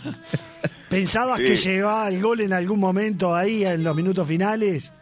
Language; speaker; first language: Spanish; native; Spanish